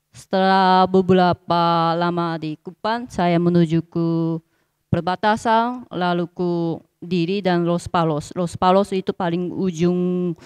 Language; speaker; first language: Indonesian; non-native, fluent; Japanese